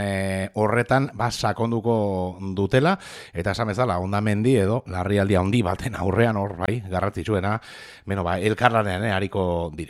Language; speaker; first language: Basque; native; Basque